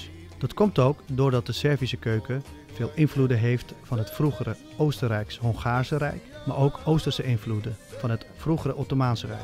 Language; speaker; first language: Dutch; native; Dutch